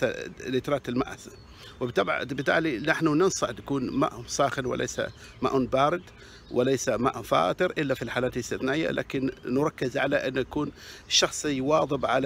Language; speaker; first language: Arabic; native; Arabic